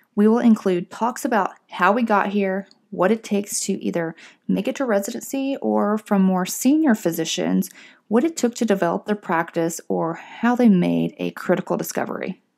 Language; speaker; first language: English; native; English